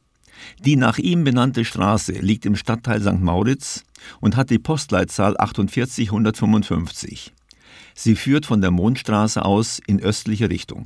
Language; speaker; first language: German; native; German